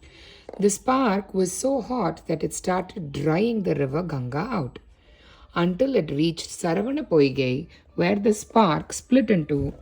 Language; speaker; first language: English; non-native, local second language; Tamil